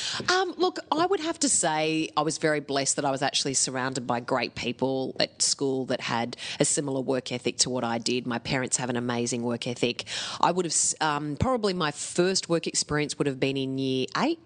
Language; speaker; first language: English; native; English